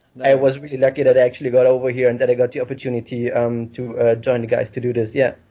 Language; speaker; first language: English; non-native, fluent; German